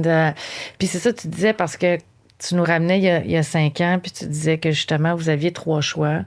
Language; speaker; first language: French; native; French